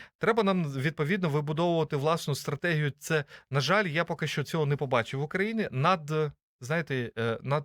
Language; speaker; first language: Ukrainian; native; Ukrainian